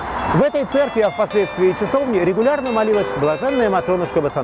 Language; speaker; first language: Russian; native; Russian